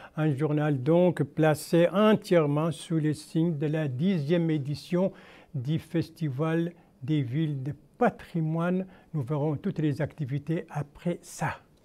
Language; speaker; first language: French; non-native, local second language; Arabic